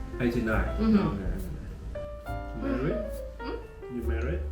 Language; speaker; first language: English; non-native, learner; Korean